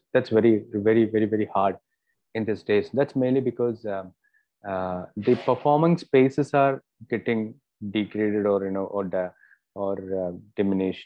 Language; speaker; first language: English; non-native, local second language; Malayalam